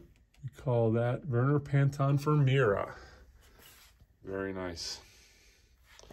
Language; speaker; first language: English; native; English